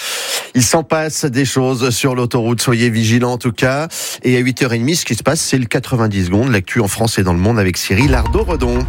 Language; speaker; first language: French; native; French